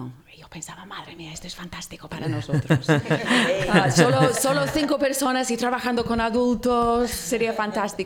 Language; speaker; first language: Spanish; non-native, learner; English